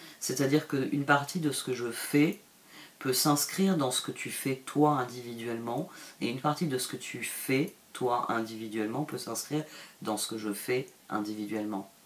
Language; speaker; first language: French; native; French